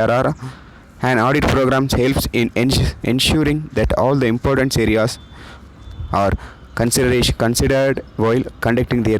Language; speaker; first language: English; non-native, local second language; Tamil